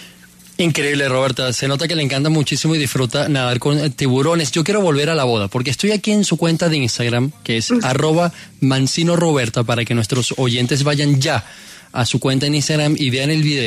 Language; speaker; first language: Spanish; native; Spanish